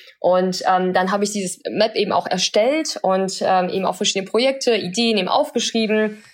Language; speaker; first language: German; early bilingual, other home language; Chinese